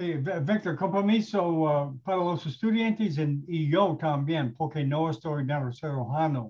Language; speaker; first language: Spanish; non-native, learner; English